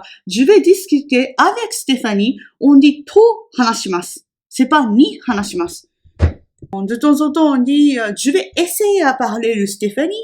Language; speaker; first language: French; non-native, fluent; Japanese